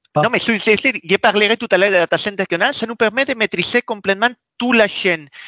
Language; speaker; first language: French; non-native, fluent; Spanish